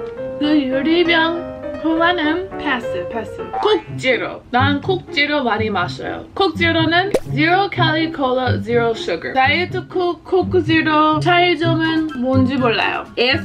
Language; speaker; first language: Korean; non-native, fluent; English